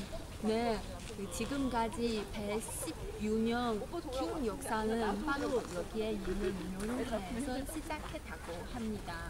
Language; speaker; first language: Korean; non-native, learner; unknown